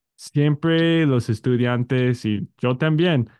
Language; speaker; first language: Spanish; non-native, fluent; English